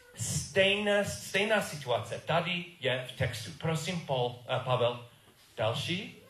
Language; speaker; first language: Czech; non-native, learner; English